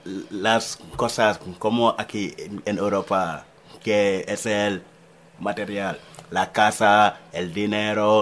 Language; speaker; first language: Spanish; non-native, learner; Wolof